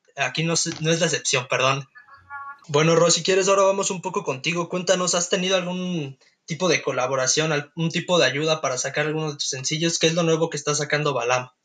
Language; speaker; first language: Spanish; native; Spanish